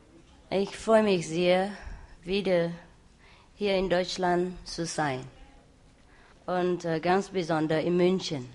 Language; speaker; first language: German; non-native, learner; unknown